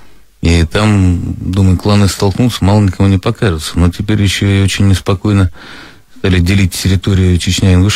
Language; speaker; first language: Russian; native; Russian